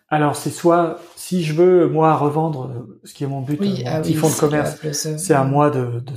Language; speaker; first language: French; native; French